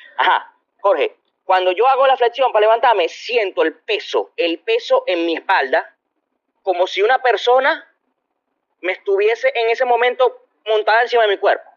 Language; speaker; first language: Spanish; native; Spanish